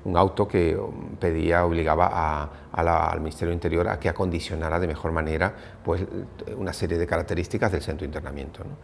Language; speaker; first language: Spanish; native; Spanish